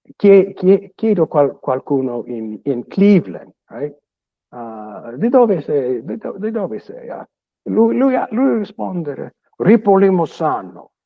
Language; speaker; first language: Italian; early bilingual, other home language; English